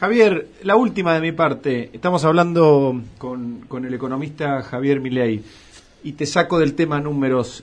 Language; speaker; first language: Spanish; native; Spanish